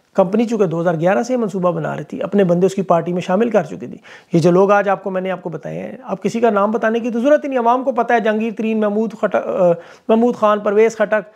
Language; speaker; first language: Urdu; native; Urdu